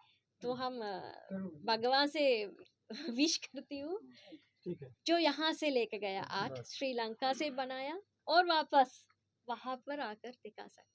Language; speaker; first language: Hindi; non-native, fluent; Sinhala